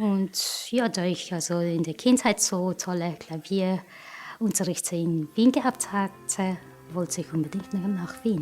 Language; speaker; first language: German; non-native, fluent; Japanese